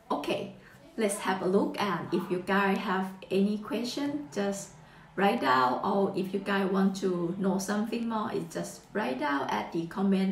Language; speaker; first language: English; non-native, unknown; Thai